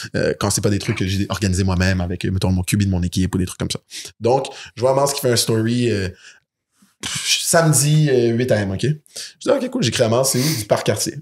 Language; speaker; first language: French; native; French